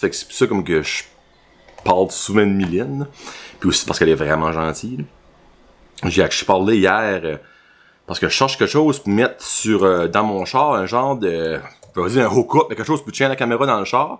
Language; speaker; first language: French; native; French